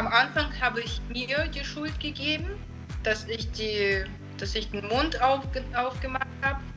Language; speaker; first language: German; non-native, fluent; Russian